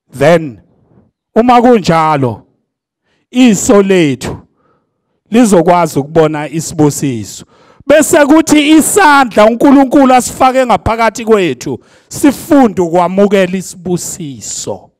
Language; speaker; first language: Zulu; non-native, local second language; Xhosa